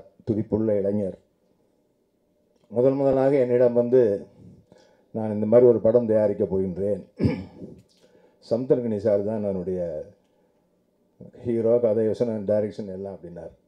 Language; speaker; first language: Tamil; native; Tamil